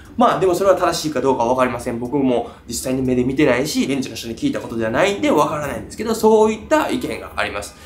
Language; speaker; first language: Japanese; native; Japanese